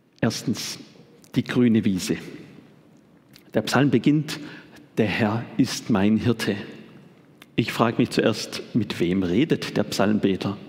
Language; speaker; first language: German; native; German